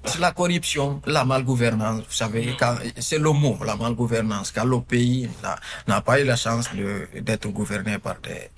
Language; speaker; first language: French; non-native, local second language; Fula